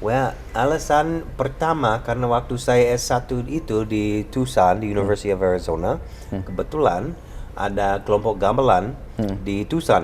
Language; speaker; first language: Indonesian; non-native, fluent; English